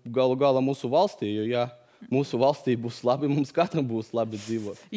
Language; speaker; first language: Latvian; native; Latvian